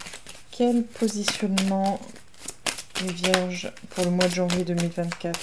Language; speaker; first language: French; native; French